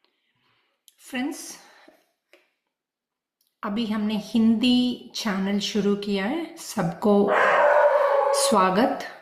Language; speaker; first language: Hindi; non-native, local second language; Telugu